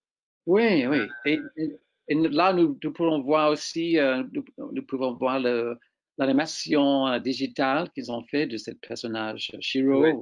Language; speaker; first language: French; non-native, fluent; English